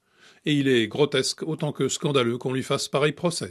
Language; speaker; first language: French; native; French